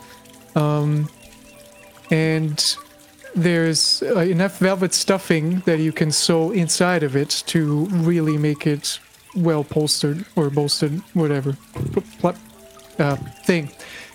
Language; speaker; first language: English; non-native, fluent; German